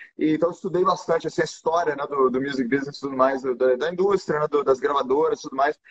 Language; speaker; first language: Portuguese; non-native, local second language; English